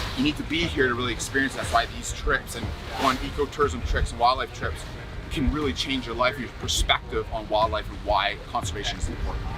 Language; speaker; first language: English; native; English